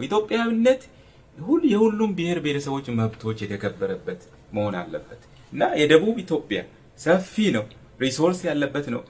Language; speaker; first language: Amharic; non-native, local second language; Sidamo